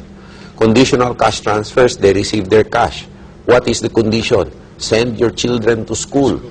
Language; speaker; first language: English; non-native, local second language; Filipino